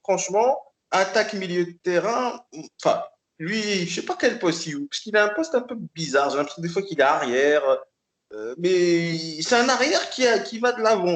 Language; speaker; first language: French; native; French